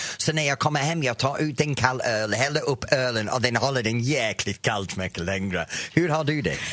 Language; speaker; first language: Swedish; non-native, fluent; English